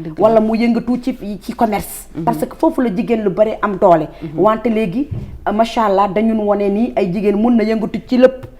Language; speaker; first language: Wolof; non-native, local second language; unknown